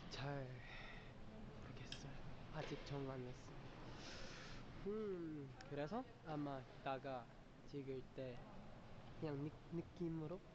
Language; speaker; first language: Korean; non-native, learner; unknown